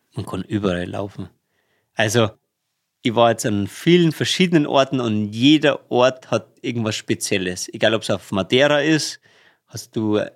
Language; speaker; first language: German; native; German